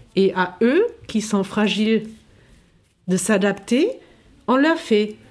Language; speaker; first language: French; non-native, fluent; German